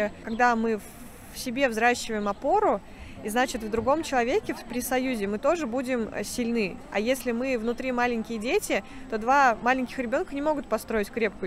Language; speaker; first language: Russian; native; Russian